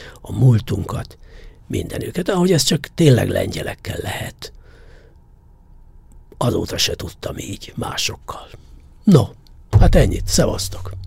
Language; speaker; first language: Hungarian; native; Hungarian